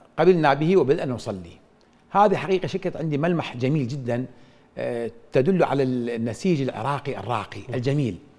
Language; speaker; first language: Arabic; native; Arabic